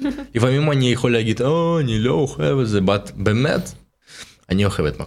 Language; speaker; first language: Hebrew; non-native, learner; Russian